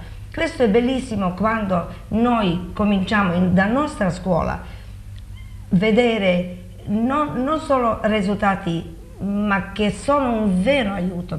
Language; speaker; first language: Italian; non-native, fluent; Serbian